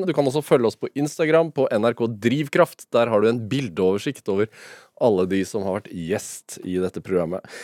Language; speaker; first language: Norwegian; native; Norwegian